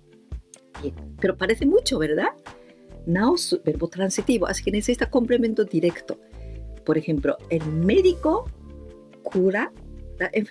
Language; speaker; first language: Spanish; non-native, fluent; Japanese